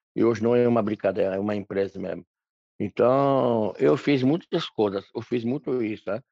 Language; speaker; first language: Portuguese; non-native, fluent; French